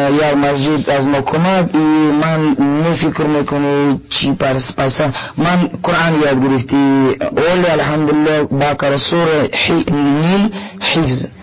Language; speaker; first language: Persian; non-native, learner; Russian